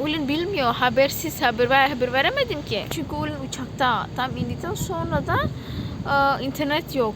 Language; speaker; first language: Turkish; non-native, learner; Indonesian